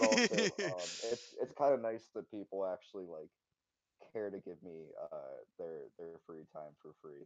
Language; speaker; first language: English; native; English